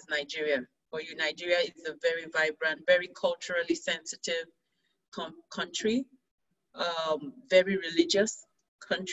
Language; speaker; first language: English; non-native, local second language; Yoruba